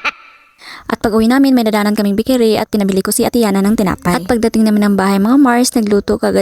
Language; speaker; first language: Filipino; non-native, local second language; Cebuano